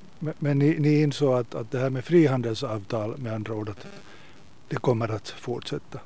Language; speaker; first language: Swedish; native; Swedish